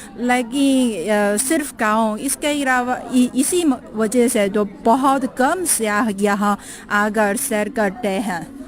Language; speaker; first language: Urdu; non-native, fluent; Chinese